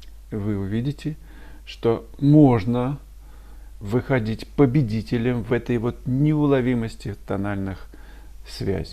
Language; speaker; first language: Russian; native; Russian